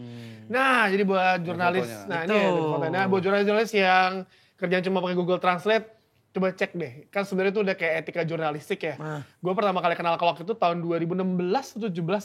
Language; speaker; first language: Indonesian; native; Indonesian